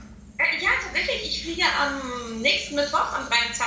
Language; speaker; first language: German; native; German